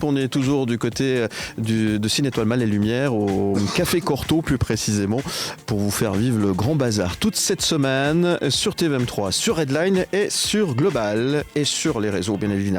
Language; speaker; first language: French; native; French